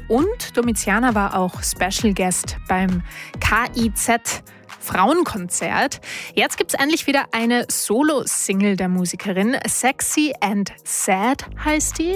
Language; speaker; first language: German; native; German